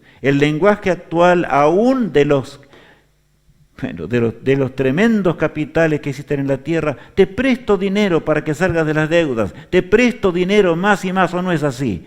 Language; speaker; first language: Spanish; native; Spanish